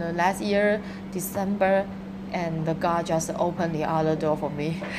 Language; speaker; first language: English; non-native, learner; Chinese